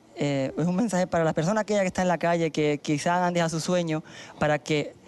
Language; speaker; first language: Spanish; native; Spanish